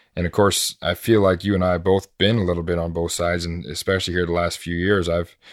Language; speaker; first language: English; native; English